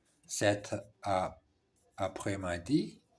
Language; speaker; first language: French; non-native, learner; Portuguese